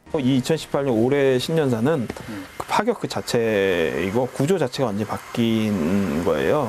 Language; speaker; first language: Korean; native; Korean